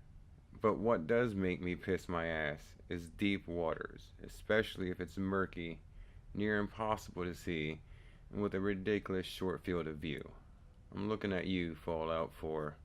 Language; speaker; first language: English; native; English